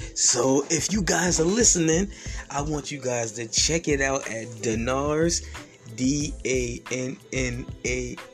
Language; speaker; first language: English; native; English